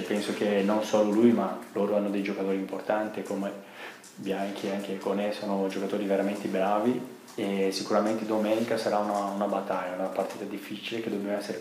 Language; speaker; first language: Italian; non-native, fluent; Portuguese